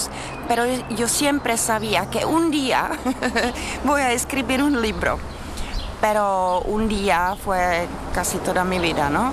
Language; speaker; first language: Spanish; non-native, learner; Czech